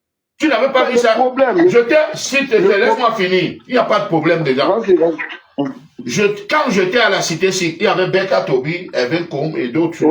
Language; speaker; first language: French; native; French